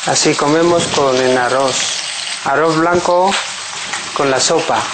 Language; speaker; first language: Spanish; non-native, learner; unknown